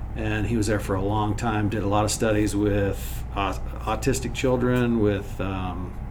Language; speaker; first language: English; native; English